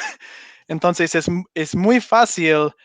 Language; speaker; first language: Spanish; non-native, learner; English